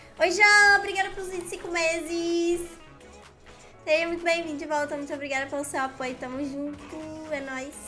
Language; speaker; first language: Portuguese; native; Portuguese